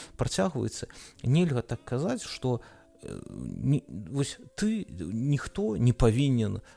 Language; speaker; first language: Belarusian; non-native, local second language; Russian